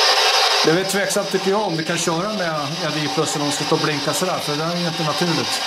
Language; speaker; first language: Swedish; native; Swedish